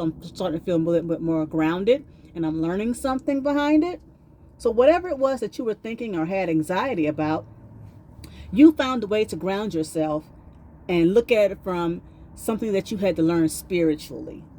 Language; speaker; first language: English; native; English